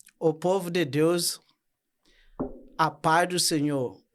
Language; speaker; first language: Portuguese; non-native, learner; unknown